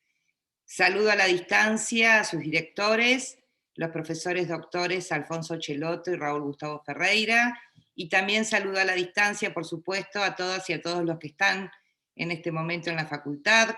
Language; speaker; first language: Spanish; native; Spanish